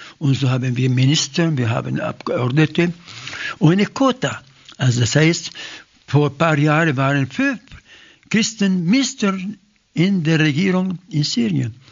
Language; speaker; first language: German; non-native, fluent; Arabic